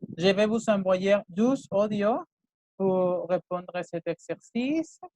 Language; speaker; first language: French; non-native, fluent; Spanish